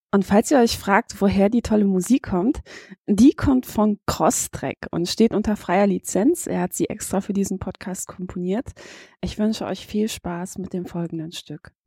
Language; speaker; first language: German; early bilingual, other home language; Polish